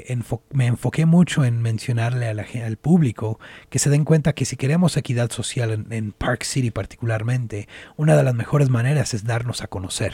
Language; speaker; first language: Spanish; native; Spanish